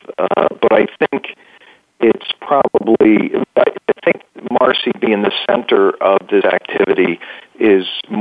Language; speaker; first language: English; native; English